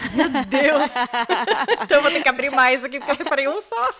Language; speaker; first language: Portuguese; native; Portuguese